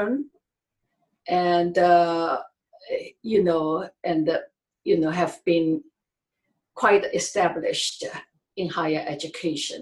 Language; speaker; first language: English; non-native, fluent; Chinese